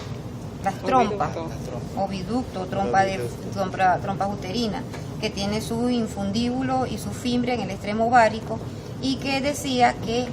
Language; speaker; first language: Spanish; native; Spanish